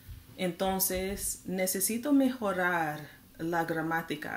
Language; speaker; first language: Spanish; non-native, learner; English